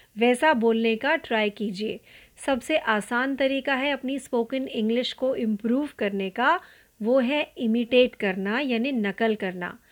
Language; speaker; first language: Hindi; non-native, local second language; Marathi